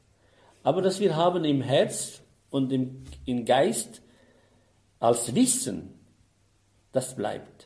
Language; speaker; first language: German; non-native, fluent; Arabic